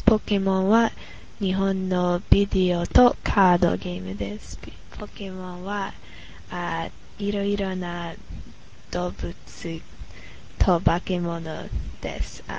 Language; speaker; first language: Japanese; non-native, learner; English